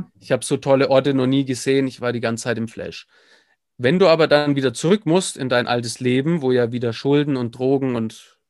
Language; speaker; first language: German; native; German